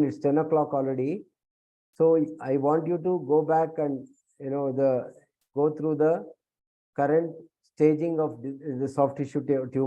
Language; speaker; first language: English; non-native, local second language; Kannada